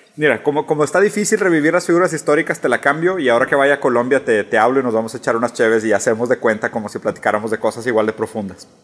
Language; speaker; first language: Spanish; early bilingual, other home language; Portuguese